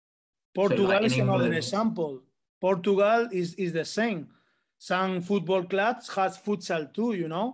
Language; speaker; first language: English; non-native, learner; Spanish